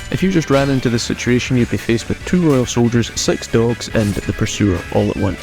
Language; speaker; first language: English; native; English